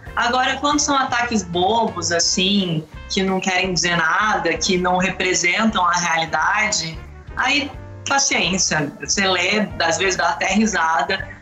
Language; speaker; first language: Portuguese; native; Portuguese